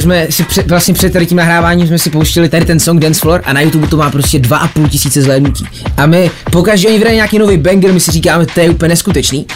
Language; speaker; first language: Czech; native; Czech